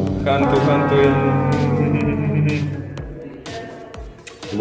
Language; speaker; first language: Indonesian; non-native, fluent; Russian